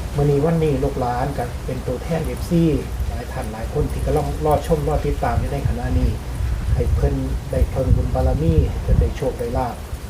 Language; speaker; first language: Thai; native; Thai